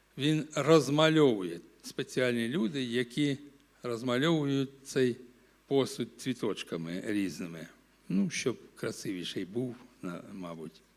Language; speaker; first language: Ukrainian; non-native, local second language; Russian